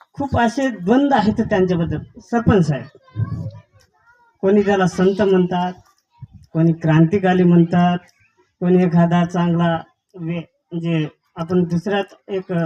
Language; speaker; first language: Marathi; non-native, local second language; Lambadi